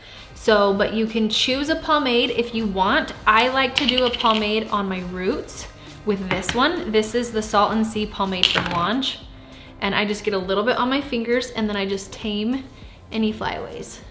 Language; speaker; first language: English; native; English